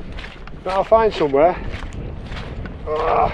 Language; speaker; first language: English; native; English